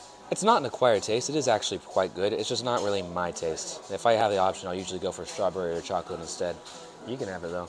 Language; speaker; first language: English; native; English